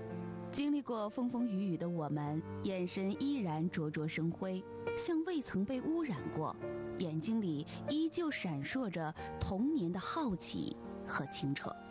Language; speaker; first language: Chinese; native; Chinese